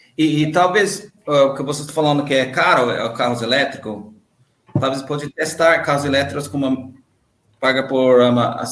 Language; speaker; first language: Portuguese; non-native, learner; English